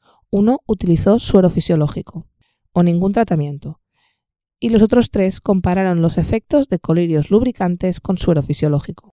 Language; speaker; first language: Spanish; native; Spanish